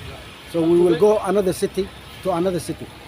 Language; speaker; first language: English; non-native, learner; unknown